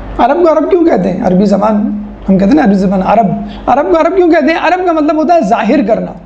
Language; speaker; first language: Urdu; native; Urdu